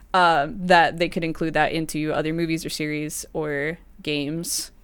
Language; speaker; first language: English; early bilingual, other home language; Spanish